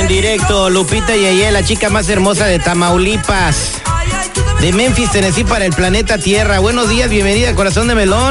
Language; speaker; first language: Spanish; native; Spanish